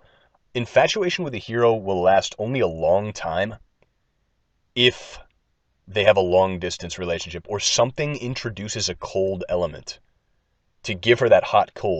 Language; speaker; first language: English; native; English